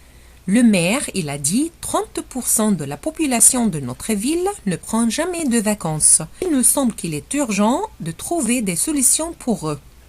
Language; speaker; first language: French; non-native, fluent; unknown